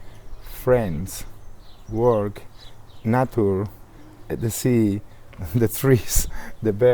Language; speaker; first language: English; non-native, learner; Spanish